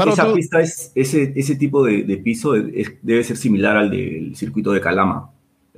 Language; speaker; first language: Spanish; native; Spanish